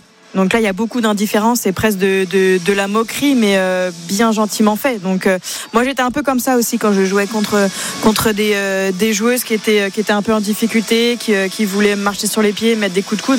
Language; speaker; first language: French; native; French